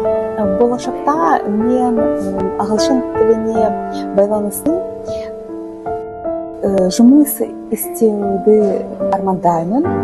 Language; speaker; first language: Kazakh; non-native, learner; Russian